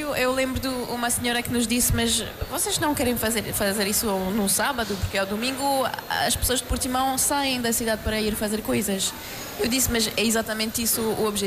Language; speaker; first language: Portuguese; non-native, fluent; French